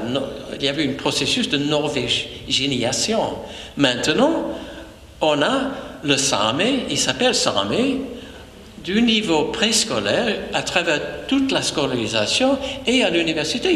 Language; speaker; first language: French; non-native, fluent; English